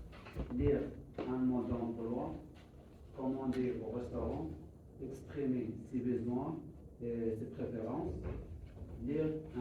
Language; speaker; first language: French; non-native, learner; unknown